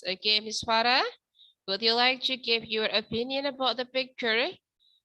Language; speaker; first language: English; non-native, fluent; Indonesian